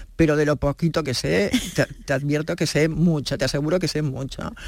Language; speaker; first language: Spanish; native; Spanish